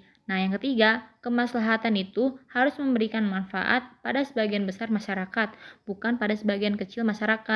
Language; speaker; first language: Indonesian; native; Indonesian